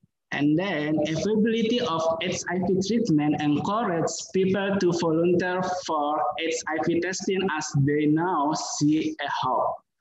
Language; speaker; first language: English; non-native, fluent; Indonesian